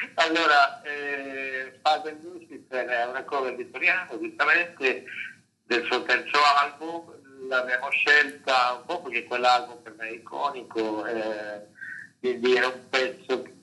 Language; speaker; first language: Italian; non-native, fluent; Spanish